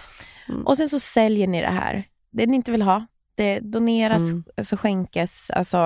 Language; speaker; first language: Swedish; native; Swedish